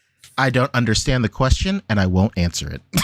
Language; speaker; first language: English; native; English